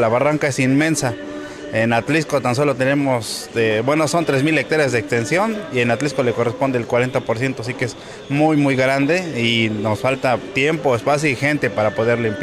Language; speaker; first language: Spanish; native; Spanish